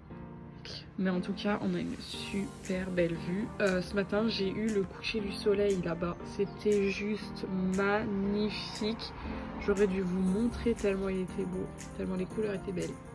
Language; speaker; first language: French; native; French